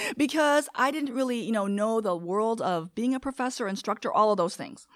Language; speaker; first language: English; early bilingual, other home language; Korean